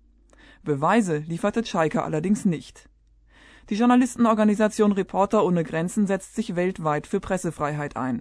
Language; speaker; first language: German; native; German